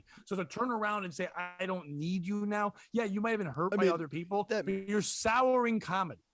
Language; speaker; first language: English; native; English